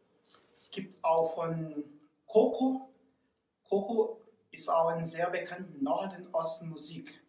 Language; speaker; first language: German; non-native, learner; Portuguese